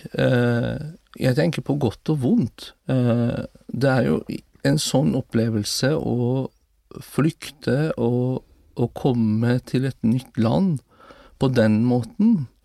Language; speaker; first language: Norwegian; non-native, fluent; Persian